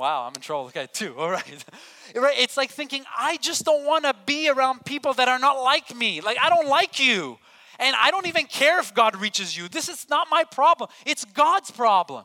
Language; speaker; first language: English; native; English